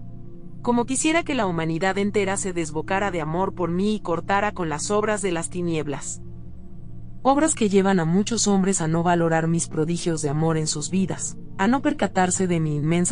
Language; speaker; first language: Spanish; native; Spanish